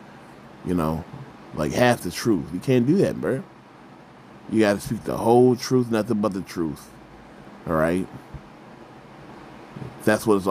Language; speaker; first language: English; native; English